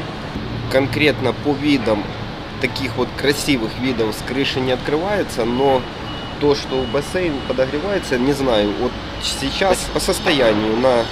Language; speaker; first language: Russian; native; Russian